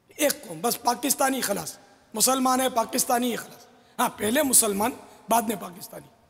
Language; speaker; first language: Urdu; non-native, local second language; Memoni